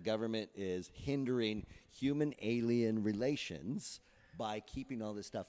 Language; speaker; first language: English; native; English